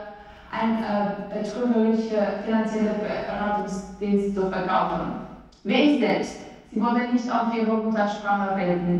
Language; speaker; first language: German; non-native, learner; Albanian